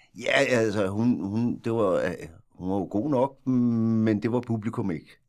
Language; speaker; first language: Danish; native; Danish